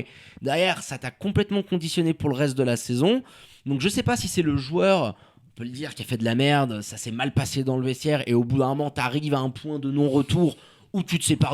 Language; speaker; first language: French; native; French